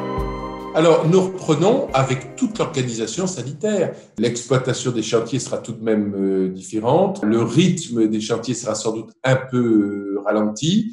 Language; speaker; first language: French; native; French